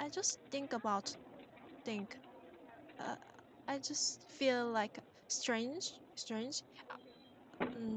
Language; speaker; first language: English; non-native, learner; Korean